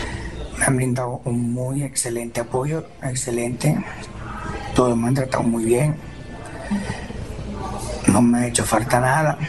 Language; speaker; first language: Spanish; native; Spanish